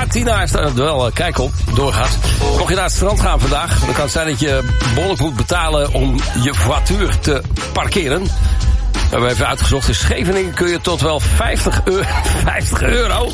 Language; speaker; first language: Dutch; native; Dutch